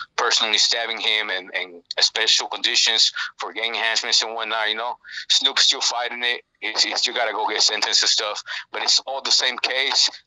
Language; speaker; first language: English; native; English